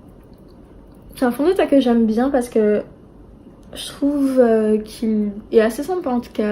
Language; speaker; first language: French; native; French